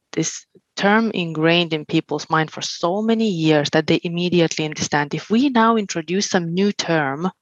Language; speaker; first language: English; non-native, fluent; Lithuanian